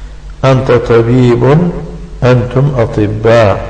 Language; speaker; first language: Arabic; non-native, fluent; Tajik